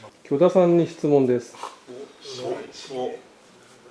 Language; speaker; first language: Japanese; native; Japanese